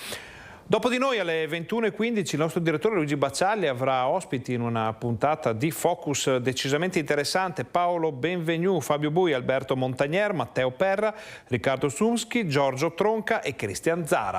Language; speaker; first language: Italian; native; Italian